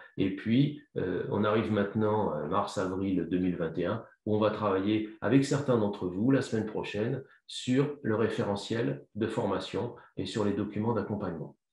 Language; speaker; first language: French; native; French